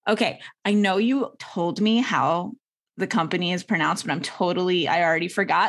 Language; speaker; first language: English; native; English